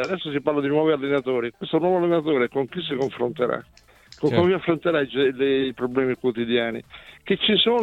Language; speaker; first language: Italian; native; Italian